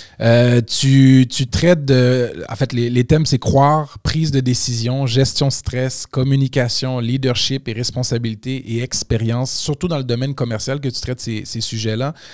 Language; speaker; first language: French; native; French